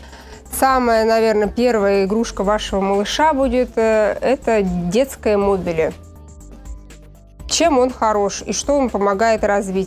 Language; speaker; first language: Russian; native; Russian